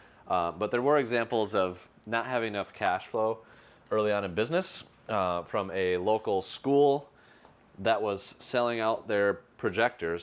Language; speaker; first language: English; native; English